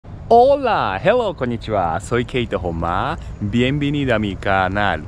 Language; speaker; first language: Spanish; non-native, learner; Japanese